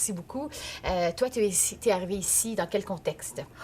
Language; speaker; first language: French; native; French